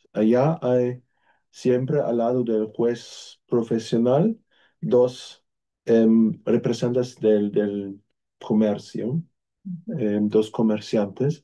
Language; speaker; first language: Spanish; non-native, fluent; German